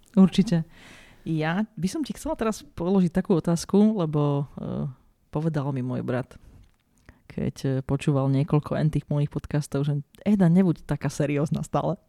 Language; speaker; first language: Slovak; native; Slovak